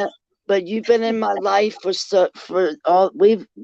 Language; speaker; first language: English; native; English